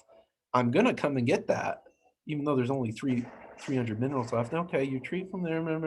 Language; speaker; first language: English; native; English